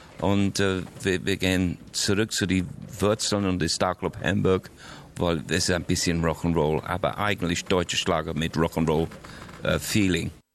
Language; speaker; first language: German; non-native, fluent; English